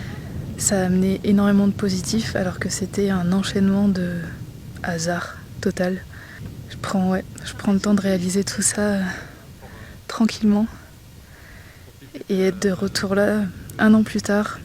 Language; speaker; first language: French; native; French